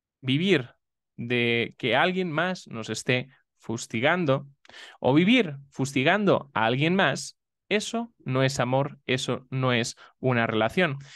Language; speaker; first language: Spanish; native; Spanish